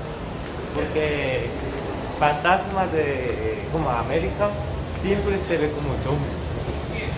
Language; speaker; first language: Spanish; non-native, learner; Korean